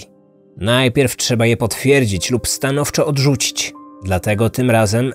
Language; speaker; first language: Polish; native; Polish